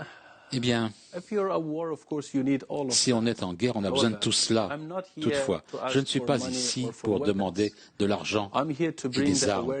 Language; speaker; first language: French; non-native, fluent; Persian